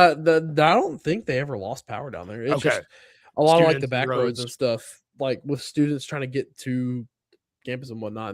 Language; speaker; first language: English; native; English